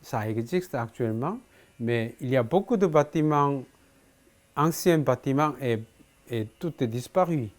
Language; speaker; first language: French; non-native, fluent; Korean